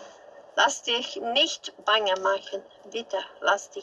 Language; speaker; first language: German; non-native, learner; Dutch